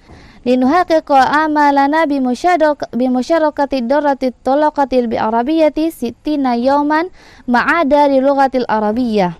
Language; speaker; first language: Arabic; non-native, learner; Indonesian